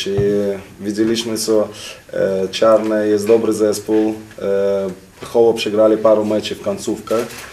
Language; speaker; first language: Polish; non-native, fluent; Russian